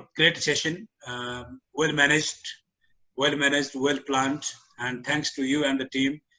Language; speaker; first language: English; non-native, local second language; Nepali